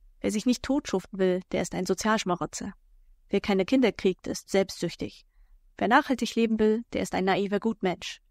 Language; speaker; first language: German; native; German